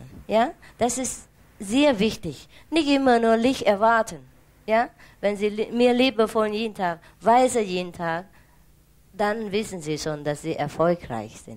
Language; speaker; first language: German; non-native, learner; Vietnamese